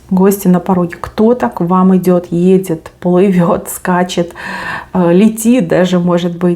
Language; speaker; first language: Russian; native; Russian